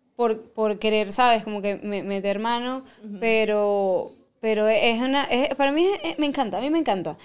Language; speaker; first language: Spanish; native; Spanish